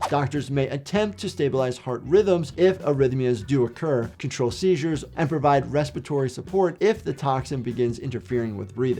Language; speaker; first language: English; native; English